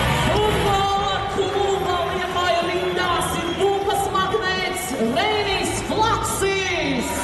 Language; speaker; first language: Latvian; native; Latvian